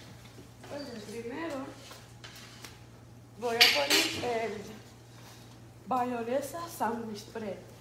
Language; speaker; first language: Spanish; early bilingual, heritage; Spanish